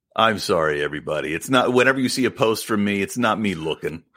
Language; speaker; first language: English; native; English